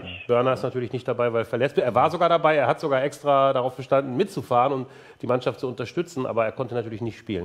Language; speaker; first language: German; native; German